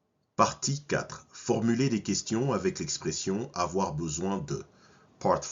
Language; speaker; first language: French; non-native, fluent; English